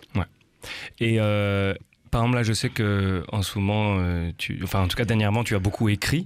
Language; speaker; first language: French; native; French